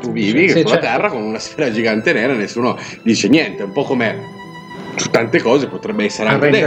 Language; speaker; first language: Italian; native; Italian